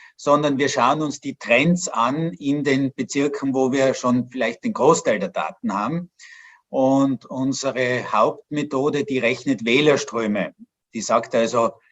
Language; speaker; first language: German; native; German